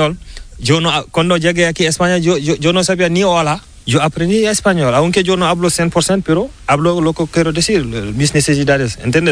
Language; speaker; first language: Spanish; non-native, learner; Fula